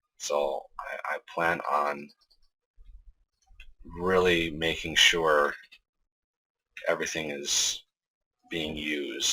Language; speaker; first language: English; native; English